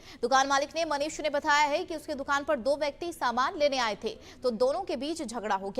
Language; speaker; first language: Hindi; native; Hindi